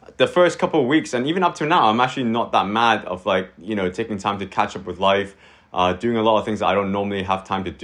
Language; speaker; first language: English; native; English